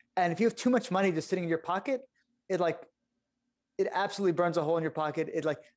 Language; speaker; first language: English; native; English